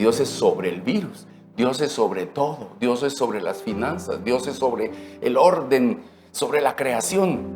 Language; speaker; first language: Spanish; native; Spanish